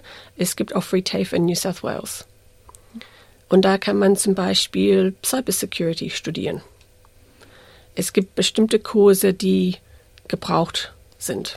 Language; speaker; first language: German; non-native, fluent; English